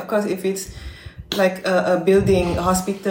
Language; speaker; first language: English; non-native, local second language; Malay